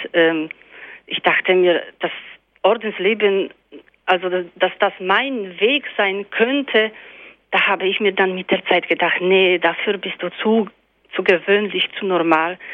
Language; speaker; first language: German; non-native, fluent; Polish